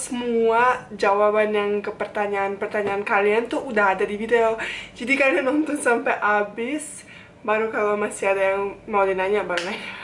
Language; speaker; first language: Indonesian; non-native, fluent; Bosnian